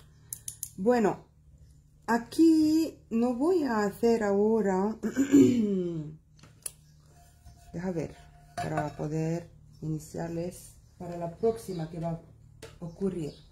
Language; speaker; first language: Spanish; non-native, fluent; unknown